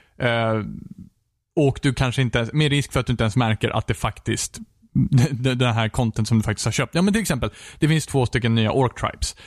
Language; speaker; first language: Swedish; native; Swedish